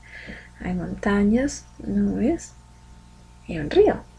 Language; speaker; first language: Spanish; native; Spanish